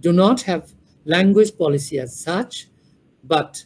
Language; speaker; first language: English; non-native, local second language; Bangla